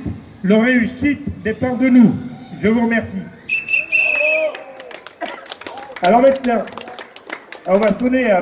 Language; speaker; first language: French; native; French